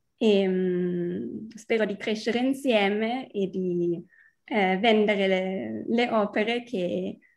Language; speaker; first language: Italian; non-native, fluent; German